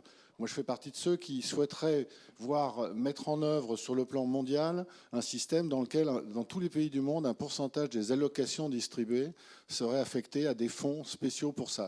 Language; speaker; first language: French; native; French